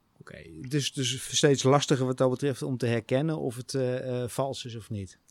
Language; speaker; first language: Dutch; native; Dutch